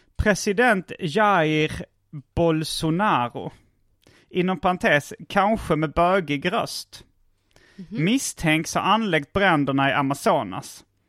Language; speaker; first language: Swedish; native; Swedish